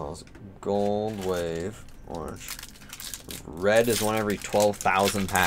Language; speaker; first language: English; native; English